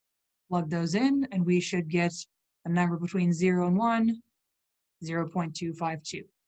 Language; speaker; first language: English; native; English